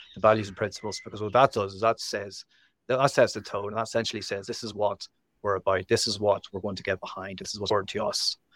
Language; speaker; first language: English; native; English